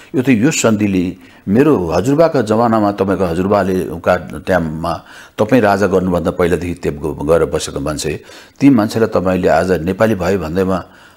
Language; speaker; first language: Nepali; native; Nepali